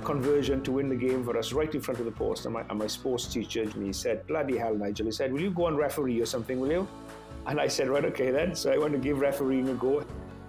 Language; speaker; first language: English; non-native, local second language; Welsh